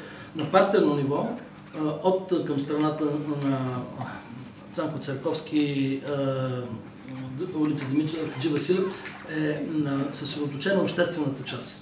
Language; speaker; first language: Bulgarian; native; Bulgarian